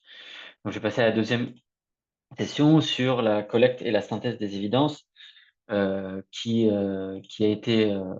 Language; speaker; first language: French; native; French